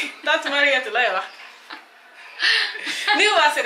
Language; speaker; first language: French; non-native, local second language; Wolof